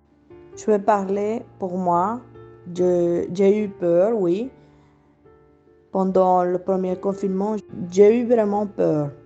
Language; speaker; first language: French; non-native, fluent; Spanish